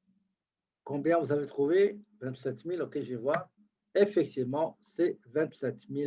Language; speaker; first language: French; native; French